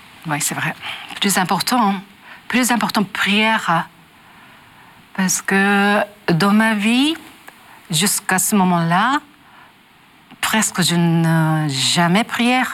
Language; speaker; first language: French; non-native, learner; Japanese